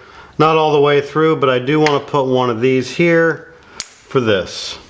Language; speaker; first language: English; native; English